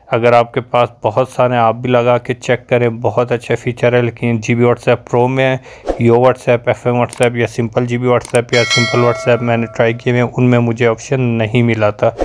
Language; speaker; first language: Urdu; native; Urdu